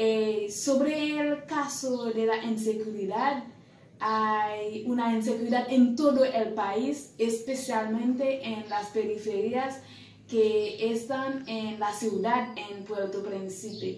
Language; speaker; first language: Spanish; non-native, learner; Haitian Creole